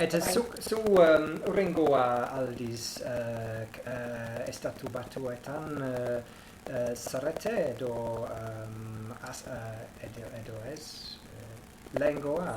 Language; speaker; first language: Basque; non-native, learner; English